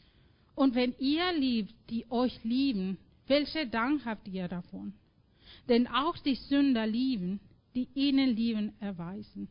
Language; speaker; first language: German; non-native, fluent; Spanish